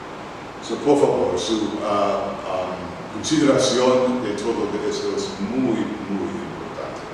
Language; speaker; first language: Spanish; non-native, learner; English